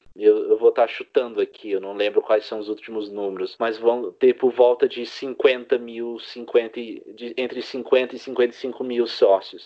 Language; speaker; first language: Portuguese; early bilingual, heritage; Portuguese